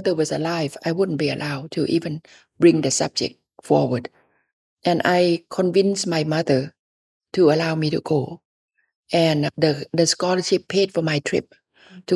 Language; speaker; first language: English; non-native, fluent; Thai